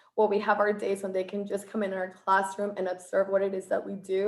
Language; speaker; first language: English; non-native, fluent; Spanish